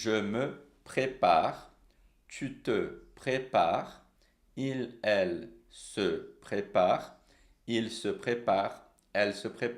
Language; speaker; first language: French; non-native, fluent; Portuguese